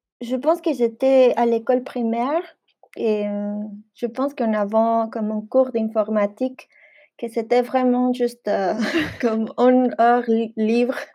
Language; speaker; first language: French; non-native, fluent; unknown